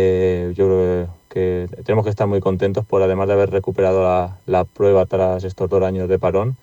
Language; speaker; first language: Spanish; native; Spanish